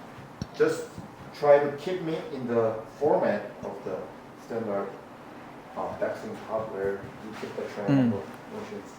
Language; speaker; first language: English; non-native, fluent; Korean